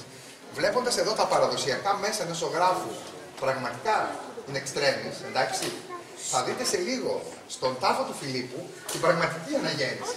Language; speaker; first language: Greek; native; Greek